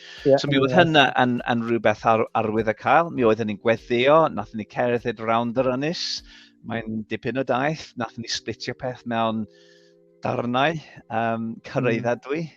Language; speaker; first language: Welsh; non-native, fluent; English